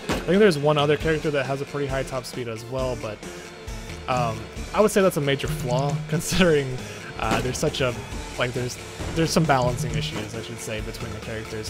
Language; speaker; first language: English; native; English